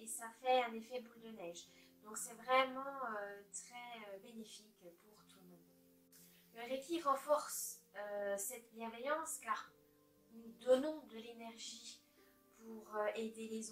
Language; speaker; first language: French; native; French